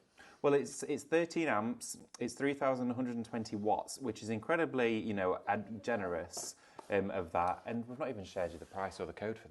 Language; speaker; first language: English; native; English